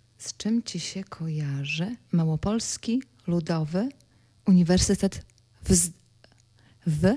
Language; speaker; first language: Polish; native; Polish